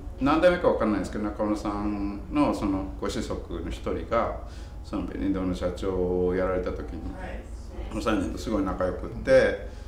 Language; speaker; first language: Japanese; native; Japanese